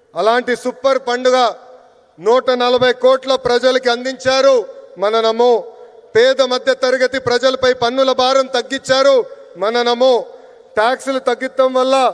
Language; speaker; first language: Telugu; native; Telugu